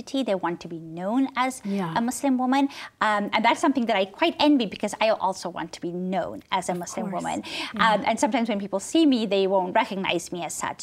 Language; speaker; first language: English; non-native, local second language; Urdu